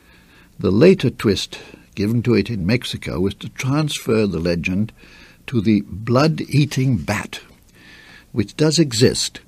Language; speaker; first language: English; native; English